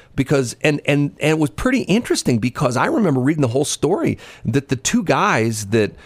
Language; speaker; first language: English; native; English